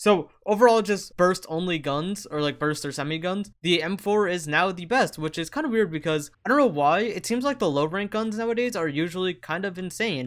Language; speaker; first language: English; native; English